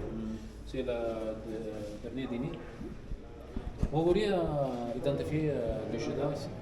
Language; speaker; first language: French; non-native, fluent; Arabic